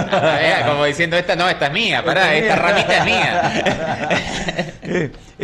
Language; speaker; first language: Spanish; native; Spanish